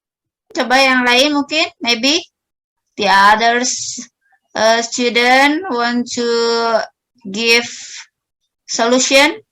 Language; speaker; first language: English; non-native, learner; Indonesian